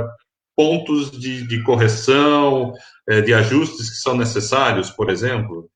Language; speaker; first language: Portuguese; native; Portuguese